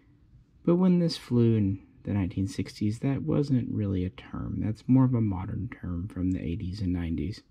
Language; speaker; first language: English; native; English